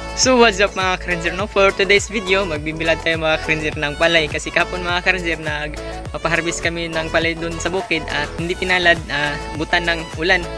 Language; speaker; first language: Filipino; non-native, local second language; Cebuano